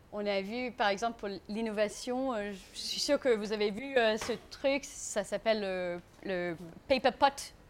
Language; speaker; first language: French; non-native, fluent; English